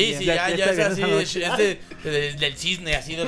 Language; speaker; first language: Spanish; native; Spanish